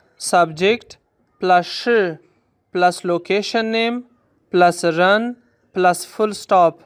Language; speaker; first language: Urdu; non-native, local second language; Pashto